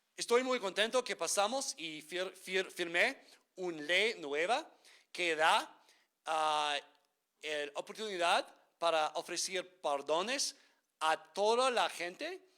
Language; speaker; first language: Spanish; non-native, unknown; English